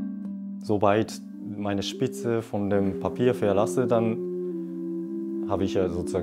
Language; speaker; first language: German; non-native, fluent; Japanese